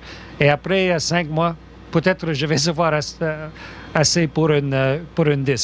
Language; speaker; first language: French; non-native, local second language; English